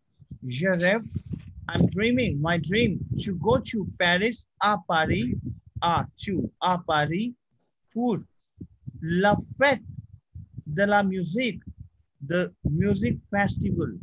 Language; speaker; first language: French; non-native, fluent; Hindi